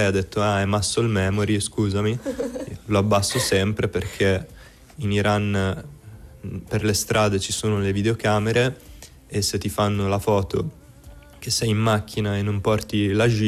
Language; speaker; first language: Italian; native; Italian